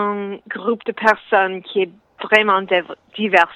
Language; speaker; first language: French; non-native, local second language; English